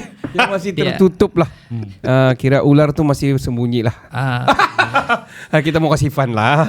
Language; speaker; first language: Malay; native; Malay